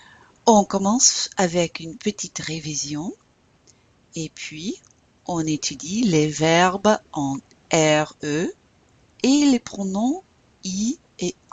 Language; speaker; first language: French; non-native, fluent; English